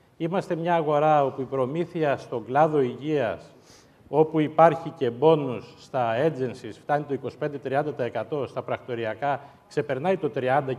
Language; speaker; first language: Greek; native; Greek